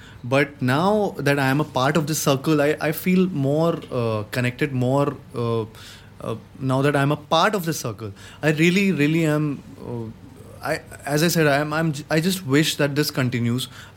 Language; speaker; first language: English; non-native, local second language; Hindi